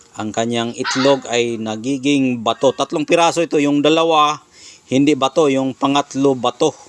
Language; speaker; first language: Filipino; non-native, local second language; Cebuano